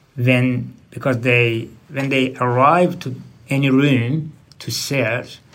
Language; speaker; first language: English; non-native, learner; Persian